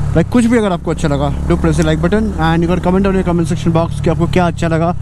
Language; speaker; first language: Hindi; non-native, local second language; Bangla